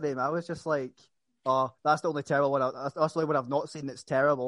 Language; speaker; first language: English; native; English